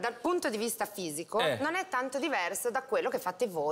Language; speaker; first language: Italian; native; Italian